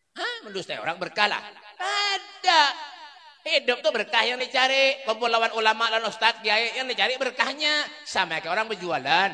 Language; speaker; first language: Indonesian; non-native, local second language; Banjar